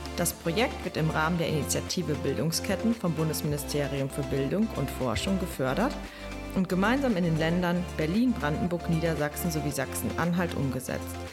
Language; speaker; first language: German; native; German